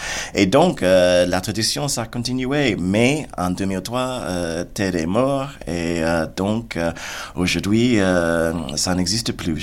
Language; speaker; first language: French; non-native, fluent; English